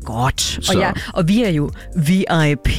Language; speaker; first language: Danish; native; Danish